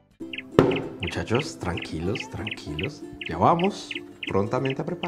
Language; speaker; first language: Spanish; native; Spanish